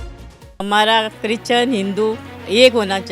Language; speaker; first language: Hindi; non-native, local second language; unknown